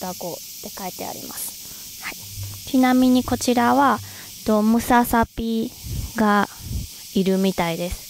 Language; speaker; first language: Japanese; non-native, fluent; Chinese